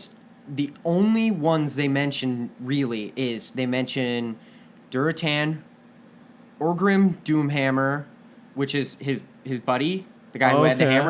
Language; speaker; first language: English; native; English